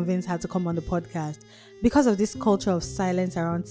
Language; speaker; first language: English; non-native, local second language; Hausa